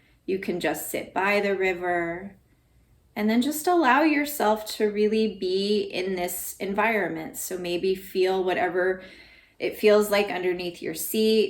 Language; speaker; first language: English; native; English